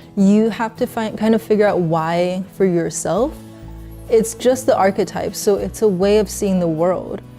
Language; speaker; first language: English; early bilingual, other home language; Chinese